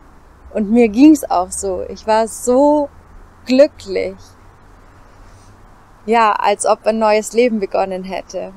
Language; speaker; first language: German; native; German